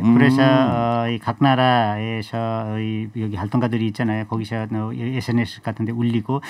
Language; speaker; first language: Korean; non-native, fluent; Nepali